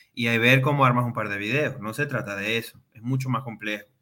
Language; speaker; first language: Spanish; native; Spanish